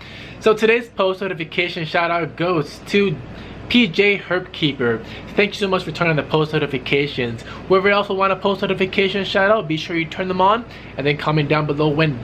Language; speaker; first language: English; native; English